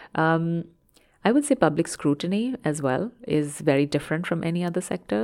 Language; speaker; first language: English; non-native, local second language; Hindi